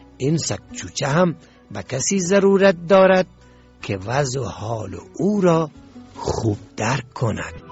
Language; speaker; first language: Persian; native; Persian